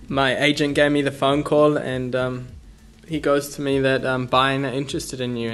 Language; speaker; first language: English; native; English